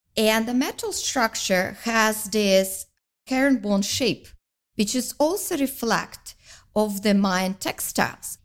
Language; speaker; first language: English; non-native, fluent; Russian